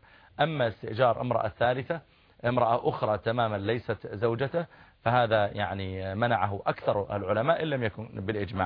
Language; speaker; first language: Arabic; native; Arabic